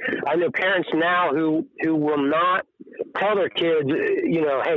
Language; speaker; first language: English; native; English